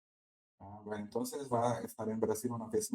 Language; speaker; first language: Spanish; non-native, fluent; Portuguese